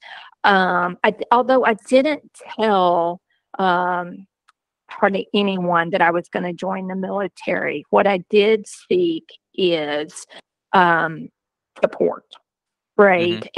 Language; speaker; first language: English; native; English